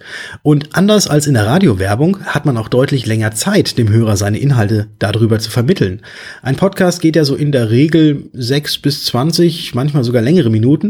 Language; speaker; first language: German; native; German